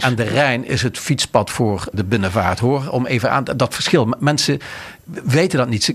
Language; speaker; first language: Dutch; native; Dutch